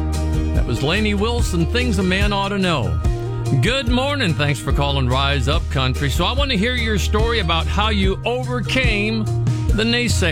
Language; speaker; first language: English; native; English